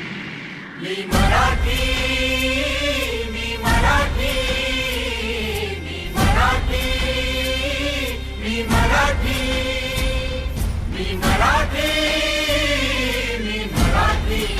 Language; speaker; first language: Marathi; non-native, learner; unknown